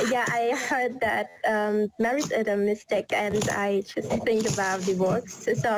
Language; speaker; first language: English; non-native, learner; Vietnamese